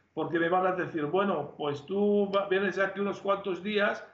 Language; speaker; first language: Spanish; non-native, fluent; Arabic